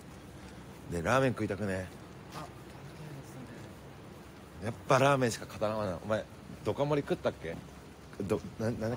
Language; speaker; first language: Japanese; native; Japanese